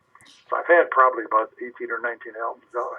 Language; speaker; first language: English; native; English